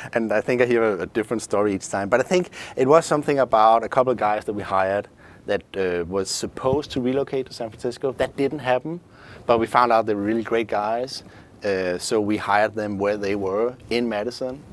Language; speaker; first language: English; non-native, fluent; Danish